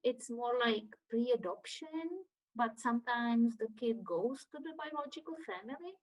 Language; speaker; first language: English; non-native, fluent; Czech